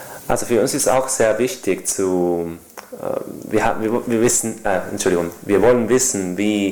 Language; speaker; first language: German; non-native, fluent; Spanish